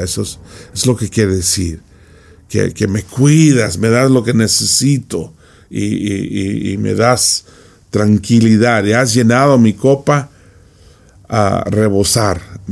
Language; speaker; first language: Spanish; non-native, fluent; English